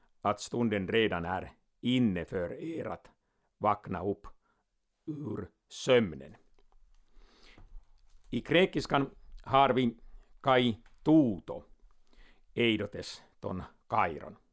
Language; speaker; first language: Swedish; non-native, local second language; Finnish